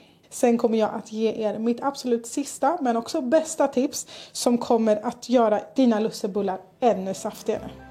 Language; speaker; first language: Swedish; native; Swedish